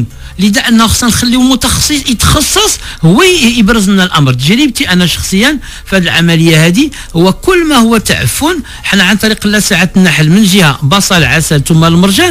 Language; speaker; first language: Arabic; native; Arabic